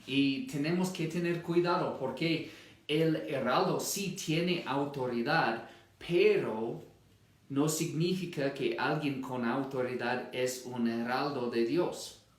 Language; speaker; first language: Spanish; non-native, fluent; English